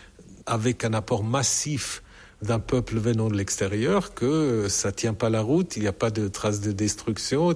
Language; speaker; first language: French; non-native, fluent; German